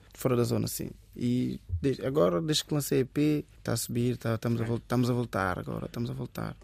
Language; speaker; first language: Portuguese; early bilingual, other home language; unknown